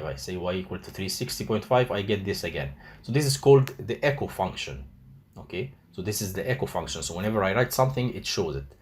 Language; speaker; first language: English; non-native, fluent; Arabic